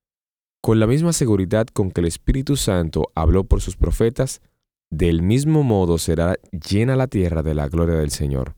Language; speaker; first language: Spanish; native; Spanish